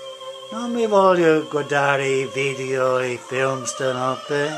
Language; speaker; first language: Italian; non-native, learner; English